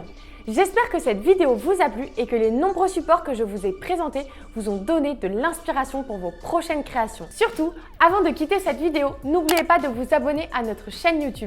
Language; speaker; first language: French; native; French